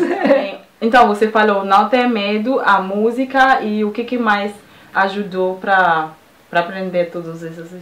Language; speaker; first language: Portuguese; non-native, fluent; French